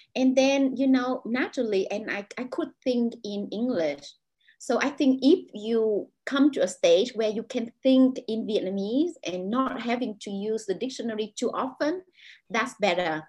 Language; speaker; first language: English; non-native, fluent; Vietnamese